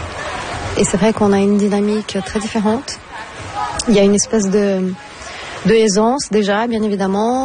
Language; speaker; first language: French; non-native, fluent; Portuguese